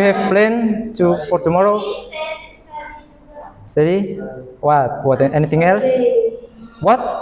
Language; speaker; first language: English; non-native, learner; Indonesian